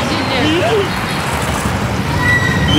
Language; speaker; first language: Indonesian; non-native, learner; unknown